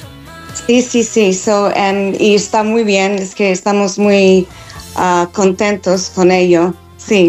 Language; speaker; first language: Spanish; non-native, fluent; English